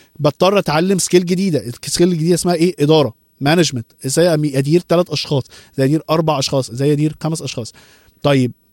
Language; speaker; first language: Arabic; early bilingual, heritage; Arabic